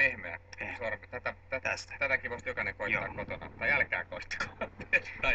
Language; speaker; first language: Finnish; native; Finnish